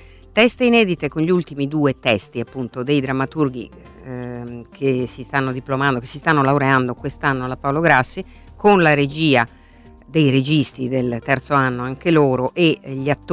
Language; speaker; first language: Italian; native; Italian